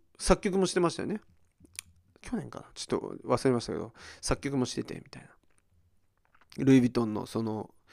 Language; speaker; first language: Japanese; early bilingual, heritage; Japanese